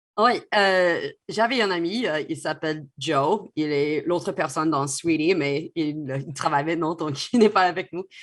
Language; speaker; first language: French; non-native, fluent; English